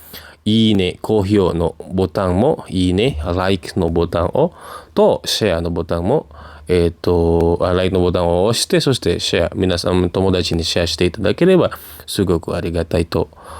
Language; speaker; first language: Japanese; non-native, fluent; Indonesian